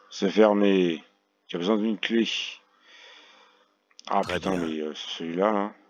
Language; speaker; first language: French; native; French